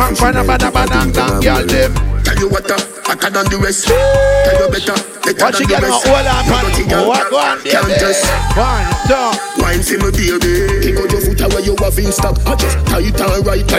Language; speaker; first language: English; non-native, local second language; Jamaican Creole English